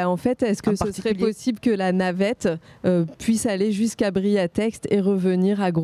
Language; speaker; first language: French; native; French